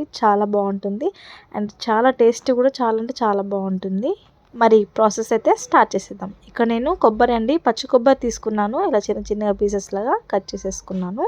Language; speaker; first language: Telugu; native; Telugu